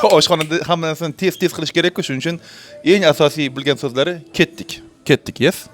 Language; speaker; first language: Uzbek; native; Uzbek